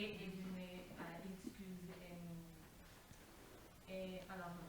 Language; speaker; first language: French; non-native, learner; Portuguese